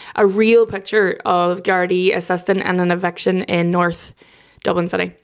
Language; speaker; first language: English; native; English